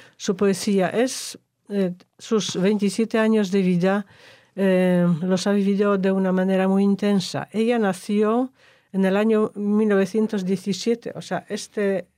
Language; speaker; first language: Spanish; non-native, fluent; Polish